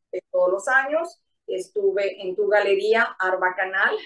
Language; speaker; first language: Spanish; native; Spanish